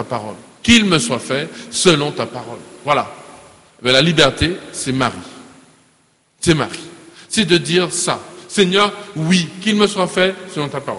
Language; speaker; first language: French; native; French